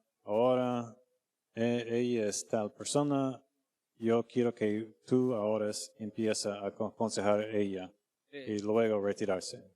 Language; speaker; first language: Spanish; non-native, fluent; English